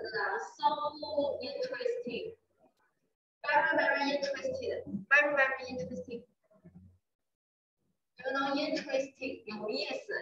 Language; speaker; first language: English; non-native, learner; Chinese